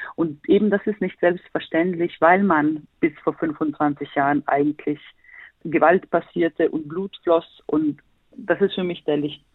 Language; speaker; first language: German; non-native, fluent; Bosnian